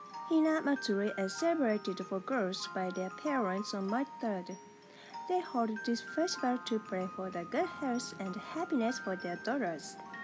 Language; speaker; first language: English; non-native, fluent; Japanese